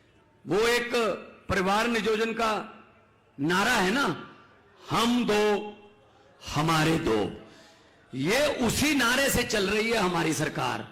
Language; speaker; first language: Hindi; non-native, local second language; Punjabi